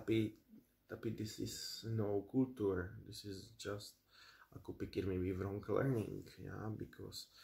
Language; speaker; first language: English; non-native, learner; Czech